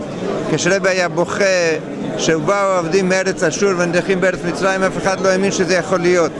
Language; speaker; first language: Hebrew; non-native, fluent; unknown